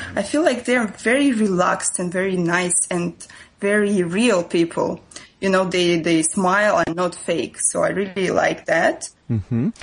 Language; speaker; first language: English; non-native, fluent; Russian